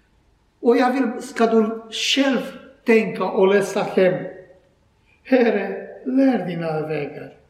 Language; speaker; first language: Swedish; non-native, learner; Croatian